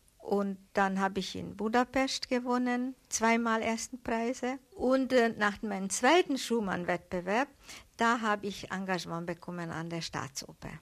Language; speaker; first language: German; non-native, fluent; Hungarian